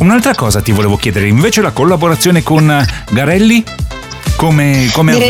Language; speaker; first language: Italian; native; Italian